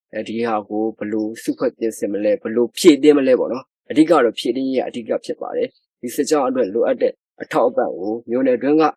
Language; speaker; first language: Burmese; native; Burmese